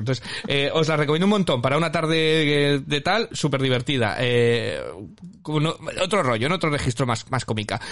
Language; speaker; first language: Spanish; native; Spanish